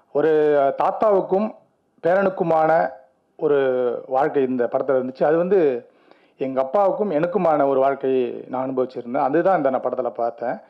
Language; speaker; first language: Tamil; native; Tamil